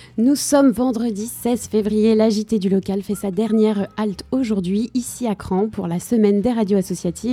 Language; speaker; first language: French; native; French